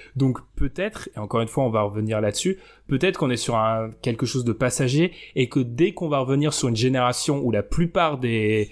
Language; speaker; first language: French; native; French